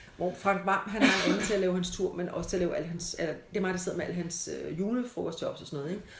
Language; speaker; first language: Danish; native; Danish